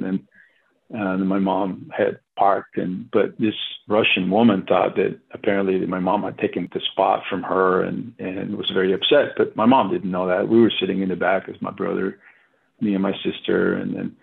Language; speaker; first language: English; non-native, fluent; Spanish